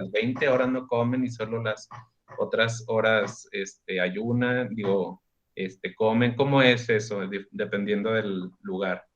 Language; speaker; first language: Spanish; native; Spanish